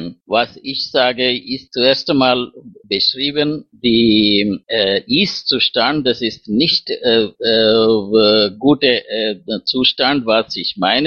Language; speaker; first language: German; non-native, fluent; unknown